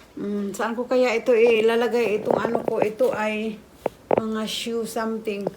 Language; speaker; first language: Filipino; non-native, local second language; Cebuano